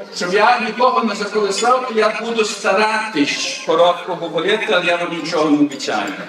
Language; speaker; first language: Ukrainian; early bilingual, heritage; Ukrainian